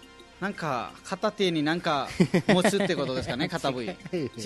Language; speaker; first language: Japanese; non-native, fluent; Nepali